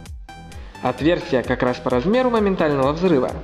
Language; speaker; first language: Russian; native; Russian